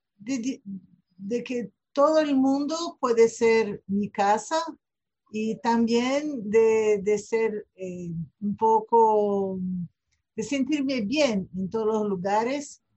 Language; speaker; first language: Spanish; non-native, fluent; Portuguese